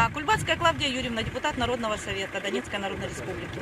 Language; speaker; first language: Russian; native; Russian